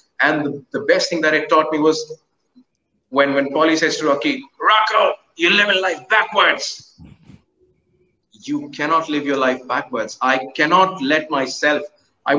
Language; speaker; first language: English; non-native, local second language; Hindi